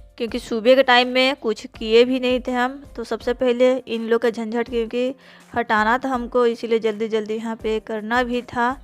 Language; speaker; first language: Hindi; native; Hindi